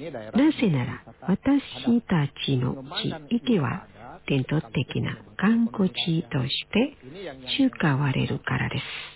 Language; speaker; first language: Japanese; non-native, fluent; Indonesian